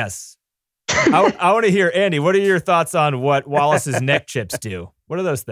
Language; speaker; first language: English; native; English